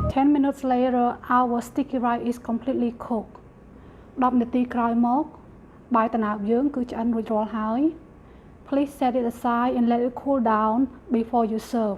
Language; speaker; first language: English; non-native, fluent; Khmer